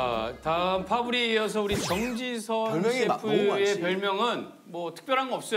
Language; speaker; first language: Korean; native; Korean